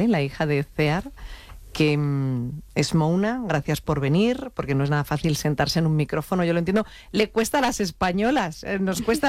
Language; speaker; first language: Spanish; native; Spanish